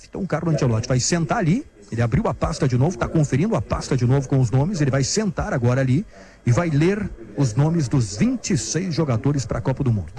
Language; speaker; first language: Portuguese; native; Portuguese